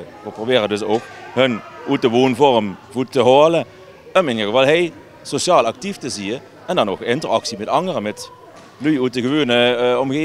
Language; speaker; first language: Dutch; native; Dutch